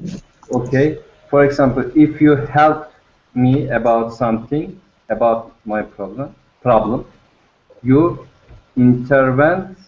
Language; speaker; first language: English; non-native, learner; Turkish